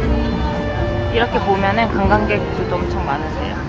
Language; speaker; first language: Korean; native; Korean